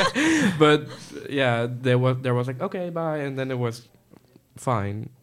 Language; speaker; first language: English; non-native, fluent; Dutch